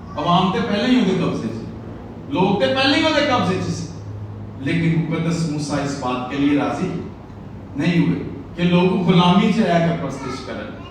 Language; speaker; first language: Urdu; non-native, local second language; Punjabi